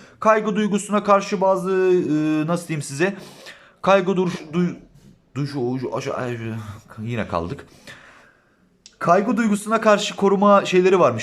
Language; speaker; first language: Turkish; native; Turkish